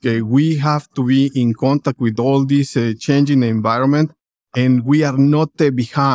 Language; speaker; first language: English; non-native, fluent; Spanish